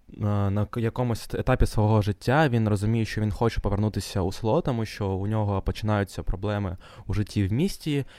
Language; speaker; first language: Ukrainian; non-native, local second language; Russian